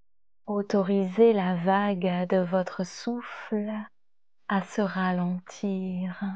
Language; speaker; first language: French; native; French